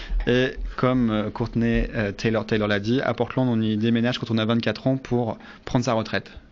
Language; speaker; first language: French; native; French